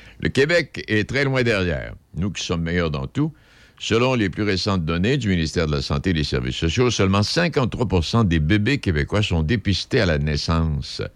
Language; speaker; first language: French; native; French